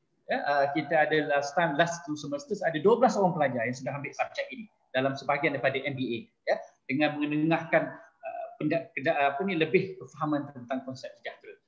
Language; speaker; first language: Malay; native; Malay